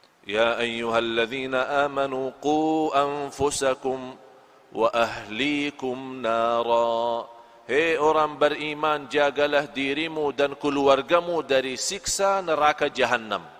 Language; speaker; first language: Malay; non-native, fluent; Arabic